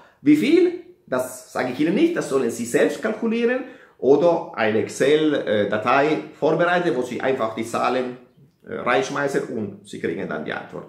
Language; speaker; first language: German; non-native, fluent; Italian